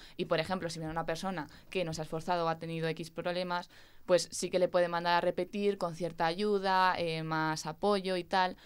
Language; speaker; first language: Spanish; native; Spanish